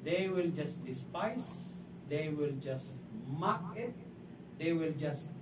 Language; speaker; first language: English; non-native, local second language; Filipino